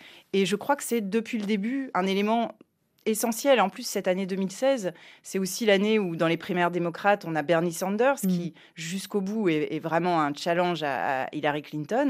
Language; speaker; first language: French; native; French